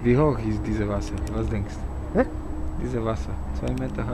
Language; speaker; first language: German; non-native, learner; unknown